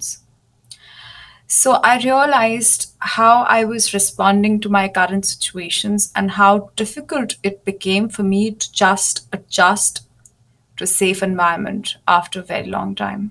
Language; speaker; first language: English; non-native, local second language; Hindi